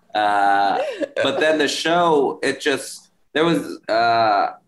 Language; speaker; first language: English; early bilingual, other home language; Spanish